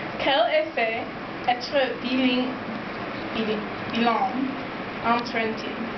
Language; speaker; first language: French; non-native, learner; English